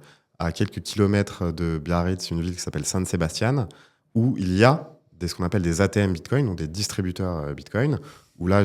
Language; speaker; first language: French; native; French